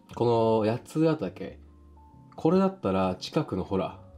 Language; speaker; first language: Japanese; native; Japanese